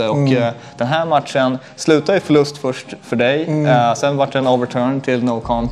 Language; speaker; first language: Swedish; native; Swedish